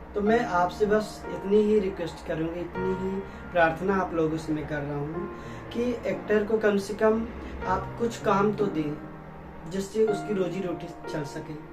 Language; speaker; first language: Hindi; native; Hindi